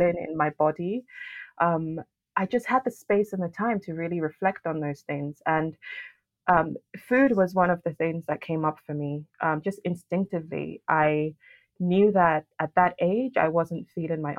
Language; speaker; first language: English; non-native, local second language; Yoruba